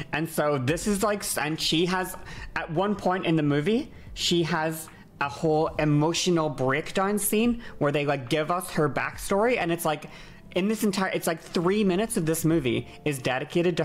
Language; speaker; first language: English; native; English